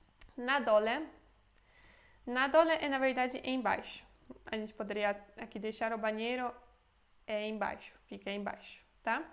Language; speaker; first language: Portuguese; non-native, fluent; Polish